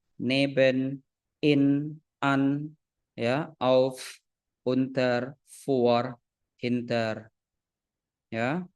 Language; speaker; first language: German; non-native, fluent; Indonesian